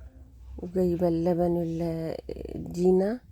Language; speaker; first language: Arabic; native; Arabic